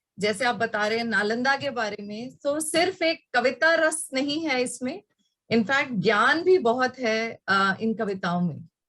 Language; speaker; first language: Hindi; native; Hindi